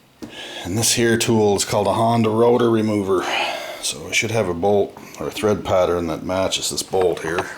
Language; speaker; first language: English; native; English